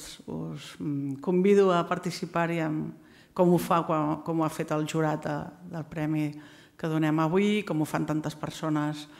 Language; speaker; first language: Catalan; native; Catalan